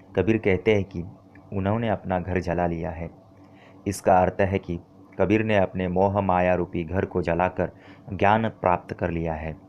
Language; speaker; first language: Hindi; non-native, local second language; Marathi